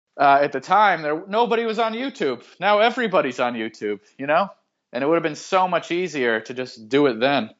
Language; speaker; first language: English; native; English